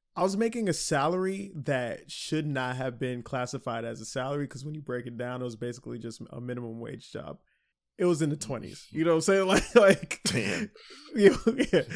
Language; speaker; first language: English; early bilingual, other home language; Haitian Creole